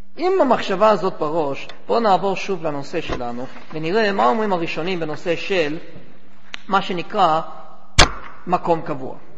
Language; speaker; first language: Hebrew; non-native, fluent; English